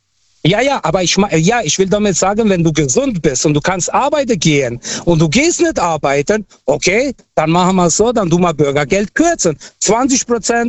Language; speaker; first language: German; non-native, fluent; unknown